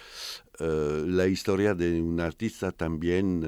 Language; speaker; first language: Spanish; non-native, fluent; French